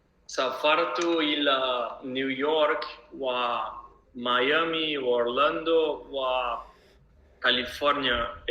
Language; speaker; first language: Arabic; non-native, learner; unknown